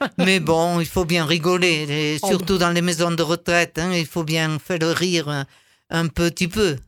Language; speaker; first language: French; non-native, local second language; Occitan